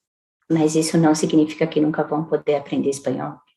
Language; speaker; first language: Portuguese; native; Portuguese